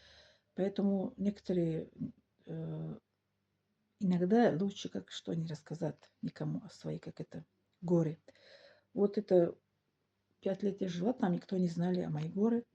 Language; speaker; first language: Russian; non-native, local second language; Tajik